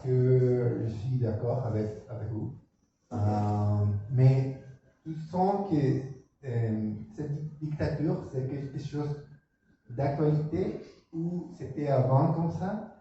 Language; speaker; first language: French; non-native, learner; Spanish